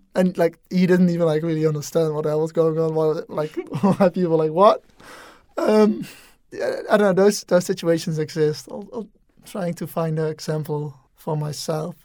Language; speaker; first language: English; non-native, fluent; Dutch